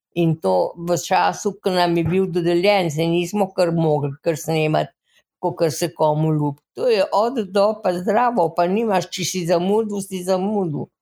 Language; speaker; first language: Slovenian; native; Slovenian